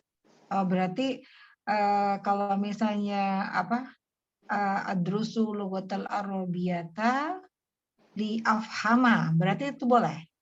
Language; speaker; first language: Indonesian; native; Indonesian